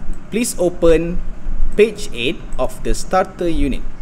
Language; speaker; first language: English; non-native, local second language; Malay